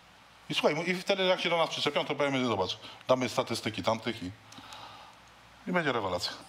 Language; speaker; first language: Polish; native; Polish